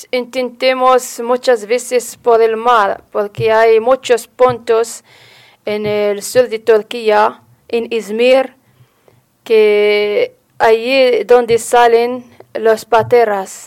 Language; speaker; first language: Spanish; non-native, learner; Arabic